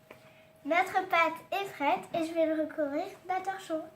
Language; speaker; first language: French; native; French